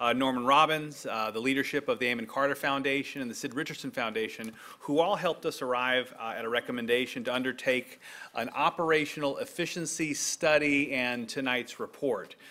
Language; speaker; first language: English; native; English